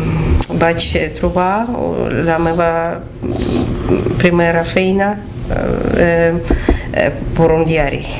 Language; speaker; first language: Catalan; non-native, learner; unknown